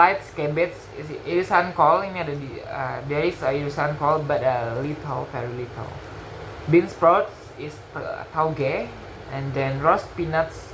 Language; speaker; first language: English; non-native, learner; Indonesian